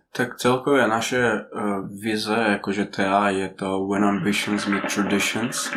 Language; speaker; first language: Czech; non-native, fluent; Russian